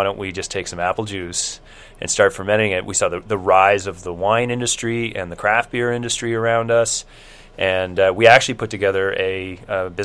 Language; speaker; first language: English; native; English